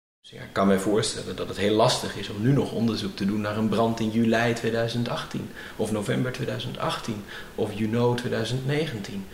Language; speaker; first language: Dutch; native; Dutch